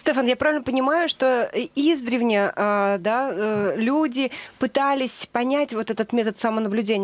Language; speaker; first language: Russian; native; Russian